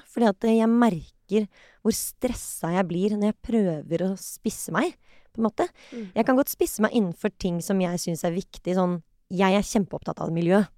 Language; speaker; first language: Norwegian; native; Norwegian